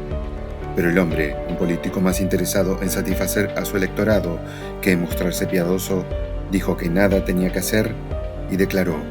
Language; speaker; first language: Spanish; native; Spanish